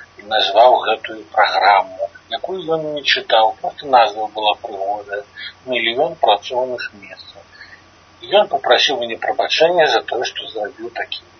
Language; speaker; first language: Belarusian; non-native, local second language; Russian